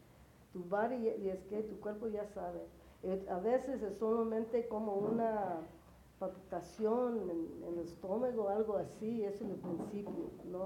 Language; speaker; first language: Spanish; early bilingual, heritage; English